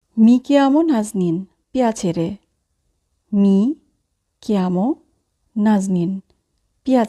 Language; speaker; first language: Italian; non-native, fluent; Bangla